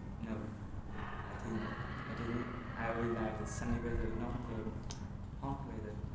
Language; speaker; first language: English; non-native, learner; Vietnamese